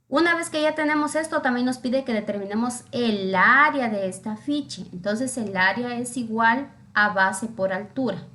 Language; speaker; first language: Spanish; native; Spanish